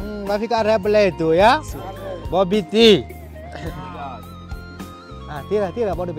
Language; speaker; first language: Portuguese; non-native, learner; Vietnamese